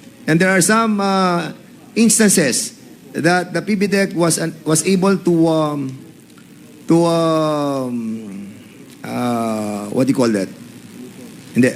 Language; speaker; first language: English; non-native, local second language; Filipino